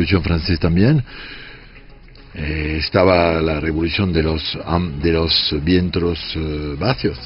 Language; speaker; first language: Spanish; non-native, fluent; French